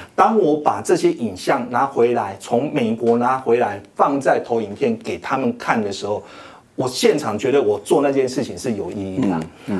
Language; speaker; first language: Chinese; native; Chinese